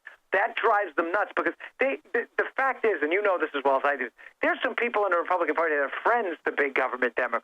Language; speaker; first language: English; native; English